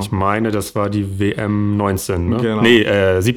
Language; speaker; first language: German; native; German